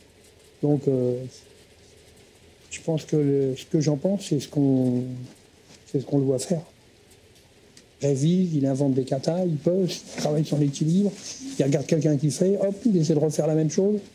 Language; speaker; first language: French; native; French